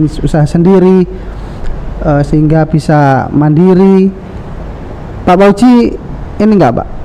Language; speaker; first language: Indonesian; native; Indonesian